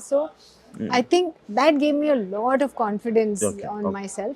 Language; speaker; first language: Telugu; non-native, learner; Hindi